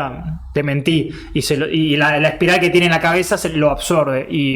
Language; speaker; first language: Spanish; native; Spanish